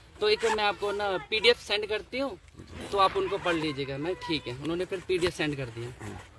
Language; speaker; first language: Hindi; non-native, local second language; Nepali